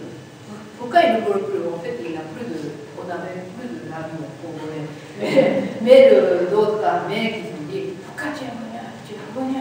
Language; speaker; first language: French; non-native, learner; Japanese